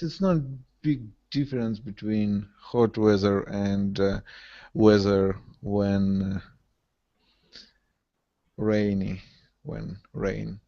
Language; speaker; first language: English; non-native, learner; Russian